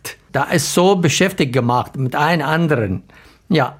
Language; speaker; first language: German; non-native, learner; Arabic